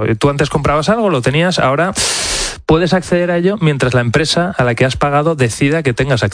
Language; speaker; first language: Spanish; native; Spanish